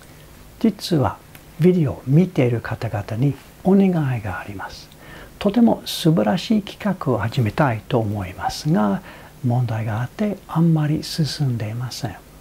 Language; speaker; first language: Japanese; non-native, fluent; English